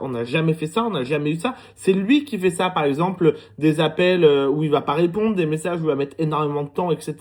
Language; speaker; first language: French; native; French